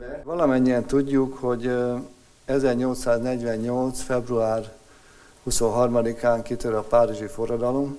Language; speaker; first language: Hungarian; native; Hungarian